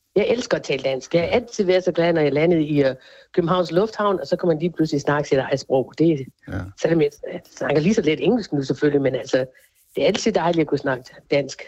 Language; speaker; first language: Danish; native; Danish